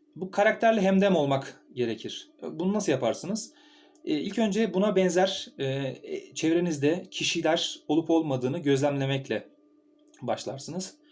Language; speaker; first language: Turkish; native; Turkish